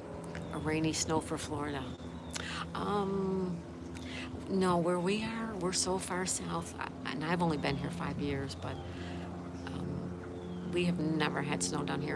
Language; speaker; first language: English; native; English